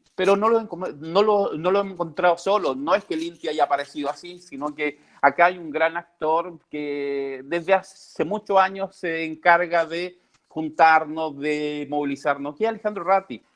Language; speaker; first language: Spanish; native; Spanish